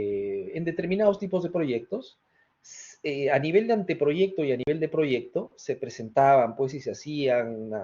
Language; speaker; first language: Spanish; native; Spanish